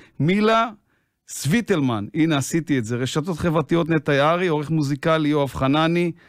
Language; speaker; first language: Hebrew; native; Hebrew